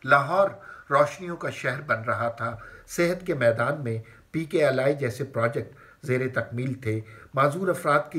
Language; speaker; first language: Urdu; native; Urdu